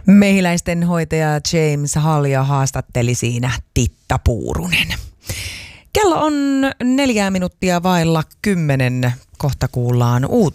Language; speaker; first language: Finnish; native; Finnish